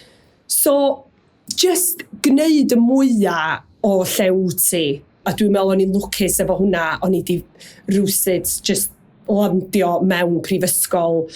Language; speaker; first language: Welsh; native; Welsh